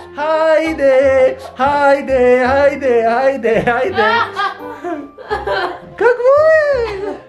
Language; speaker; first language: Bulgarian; non-native, learner; English